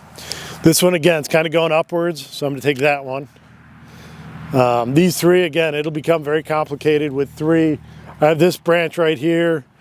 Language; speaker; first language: English; native; English